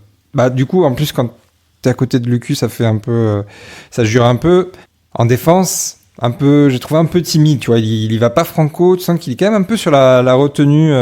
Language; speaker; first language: French; native; French